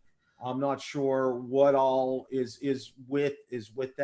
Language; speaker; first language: English; native; English